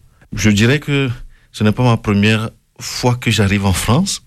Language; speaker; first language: French; non-native, local second language; Ewe